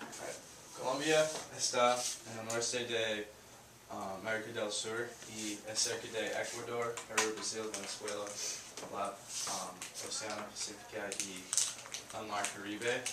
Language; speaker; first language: Spanish; non-native, learner; English